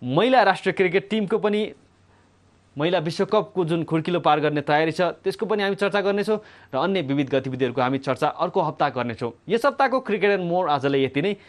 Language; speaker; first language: Nepali; native; Nepali